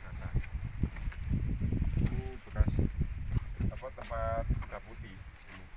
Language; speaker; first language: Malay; non-native, local second language; Javanese